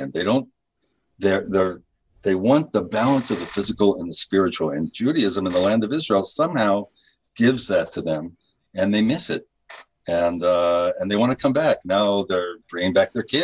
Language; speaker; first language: English; native; English